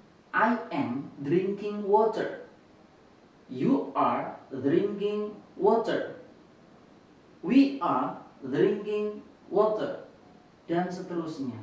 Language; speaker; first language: English; non-native, fluent; Indonesian